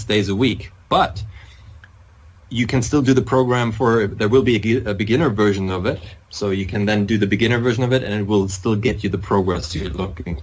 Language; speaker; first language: English; non-native, fluent; German